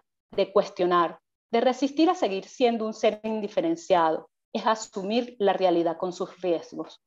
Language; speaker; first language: Spanish; native; Spanish